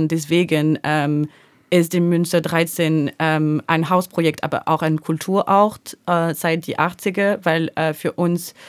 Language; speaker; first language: German; native; German